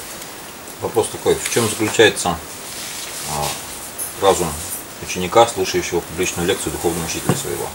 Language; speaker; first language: Russian; native; Russian